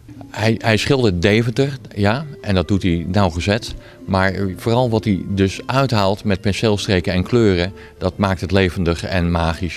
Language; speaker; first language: Dutch; native; Dutch